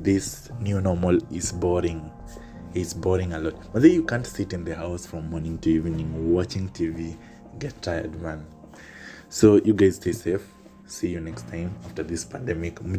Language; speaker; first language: English; non-native, local second language; Swahili